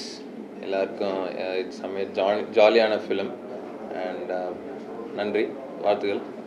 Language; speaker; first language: Tamil; non-native, learner; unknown